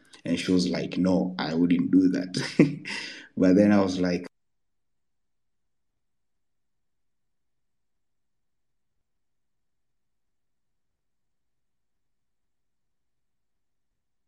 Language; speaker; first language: English; non-native, local second language; Swahili